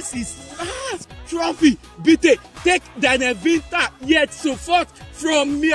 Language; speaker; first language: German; non-native, learner; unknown